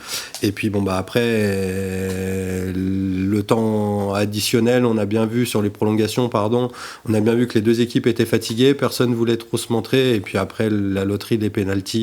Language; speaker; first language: French; native; French